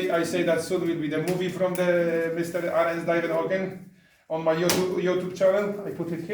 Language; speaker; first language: English; non-native, learner; Polish